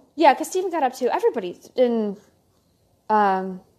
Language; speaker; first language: English; native; English